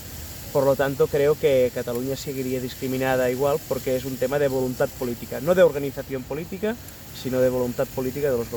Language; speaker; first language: Spanish; non-native, local second language; Catalan